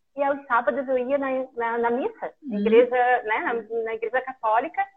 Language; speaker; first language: Portuguese; native; Portuguese